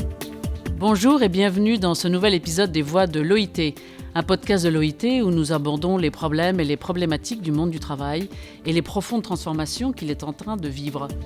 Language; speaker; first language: French; native; French